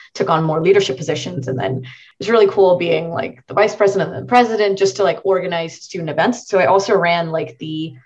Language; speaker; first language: English; non-native, local second language; Marathi